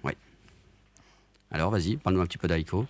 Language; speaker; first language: French; native; French